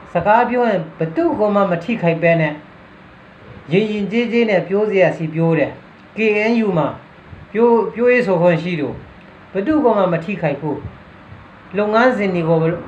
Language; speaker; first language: Burmese; non-native, local second language; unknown